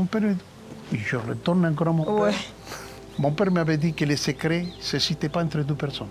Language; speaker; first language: French; non-native, fluent; Spanish